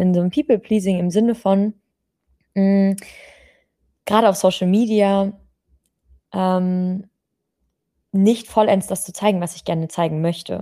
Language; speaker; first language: German; native; German